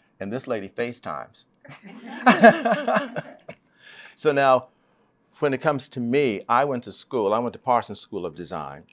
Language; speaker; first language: English; native; English